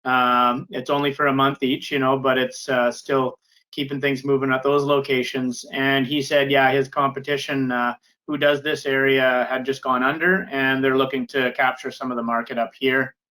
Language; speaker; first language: English; native; English